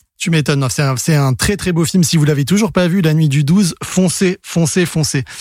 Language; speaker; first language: French; native; French